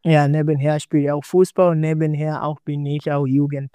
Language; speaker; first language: German; non-native, learner; Swahili